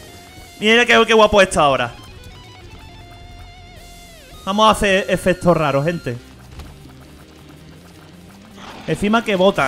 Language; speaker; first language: Spanish; native; Spanish